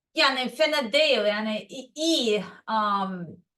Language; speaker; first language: Turkish; non-native, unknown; Serbian